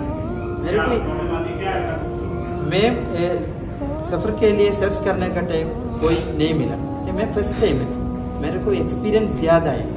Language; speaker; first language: Hindi; non-native, local second language; Malayalam